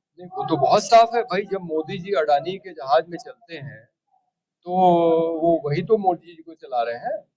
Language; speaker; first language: Hindi; native; Hindi